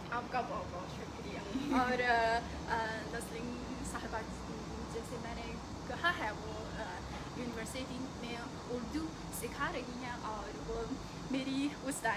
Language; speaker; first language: Hindi; non-native, fluent; Chinese